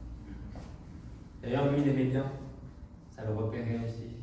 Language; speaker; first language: French; native; French